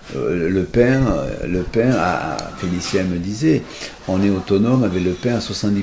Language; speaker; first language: French; native; French